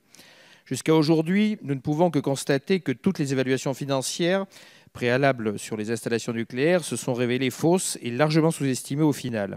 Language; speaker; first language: French; native; French